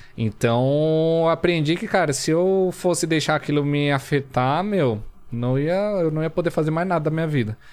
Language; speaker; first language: Portuguese; early bilingual, other home language; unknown